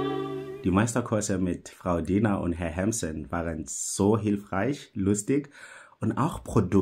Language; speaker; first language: German; non-native, fluent; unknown